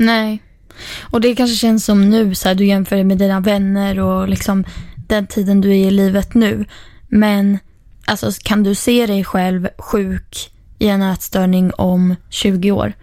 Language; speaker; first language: Swedish; native; Swedish